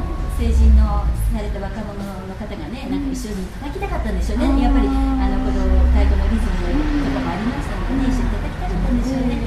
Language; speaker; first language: Japanese; native; Japanese